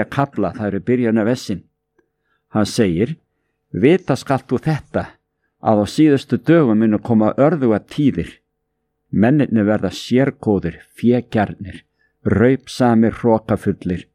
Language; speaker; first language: Icelandic; native; Icelandic